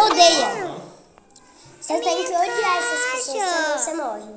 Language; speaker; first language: Portuguese; native; Portuguese